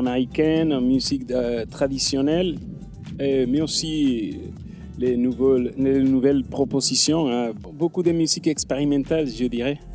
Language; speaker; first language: French; non-native, fluent; Spanish